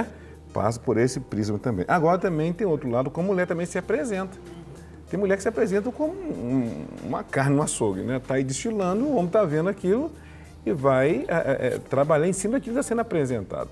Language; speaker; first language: Portuguese; native; Portuguese